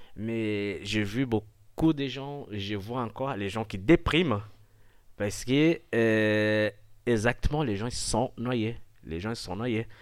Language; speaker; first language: French; non-native, fluent; Portuguese